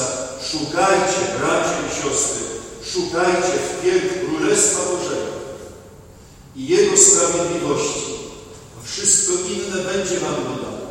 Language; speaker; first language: Polish; native; Polish